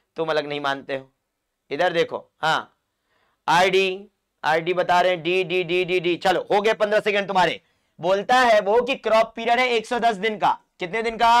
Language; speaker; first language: Hindi; non-native, local second language; Marathi